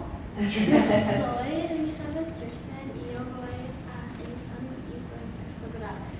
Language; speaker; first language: Spanish; non-native, learner; English